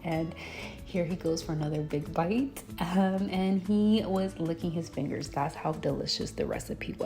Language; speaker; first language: English; early bilingual, other home language; Spanish